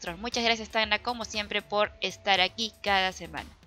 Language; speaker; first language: Spanish; native; Spanish